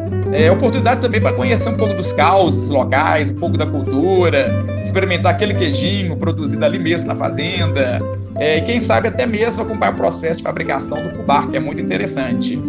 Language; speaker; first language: Portuguese; native; Portuguese